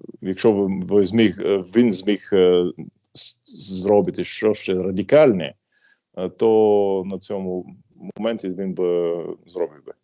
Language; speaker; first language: Ukrainian; non-native, fluent; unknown